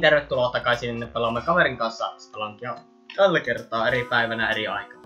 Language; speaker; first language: Finnish; native; Finnish